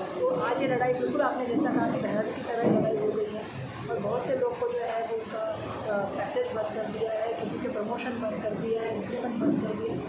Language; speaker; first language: Hindi; non-native, local second language; Marathi